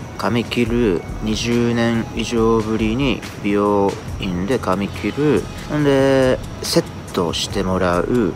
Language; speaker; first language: Japanese; native; Japanese